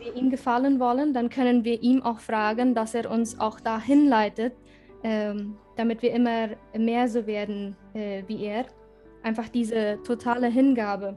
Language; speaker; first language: German; early bilingual, heritage; German